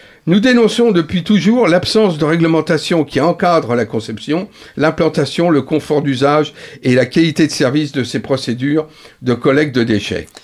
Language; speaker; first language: French; native; French